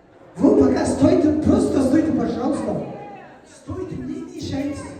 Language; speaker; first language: Russian; non-native, local second language; Kyrgyz